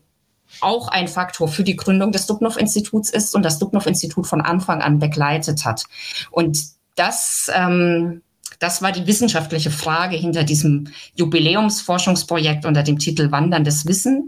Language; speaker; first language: German; native; German